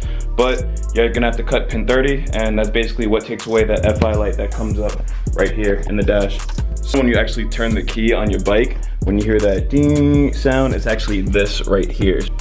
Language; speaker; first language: English; native; English